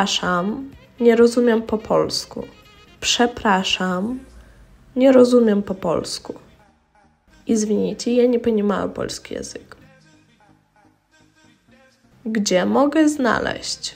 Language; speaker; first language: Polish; non-native, fluent; Russian